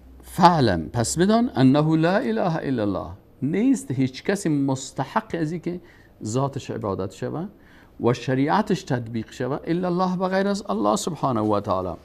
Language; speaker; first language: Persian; native; Persian